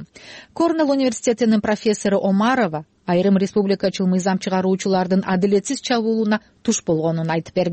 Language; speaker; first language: Kyrgyz; native; Kyrgyz